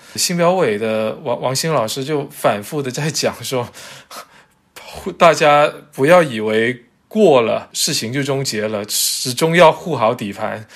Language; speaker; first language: Chinese; native; Chinese